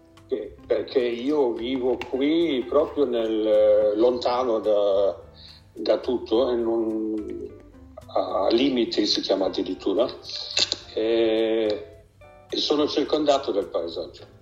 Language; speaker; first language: Italian; non-native, fluent; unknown